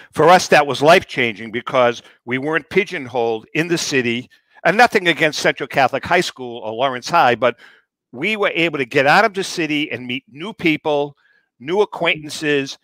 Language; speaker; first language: English; native; English